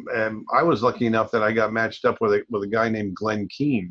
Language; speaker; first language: English; native; English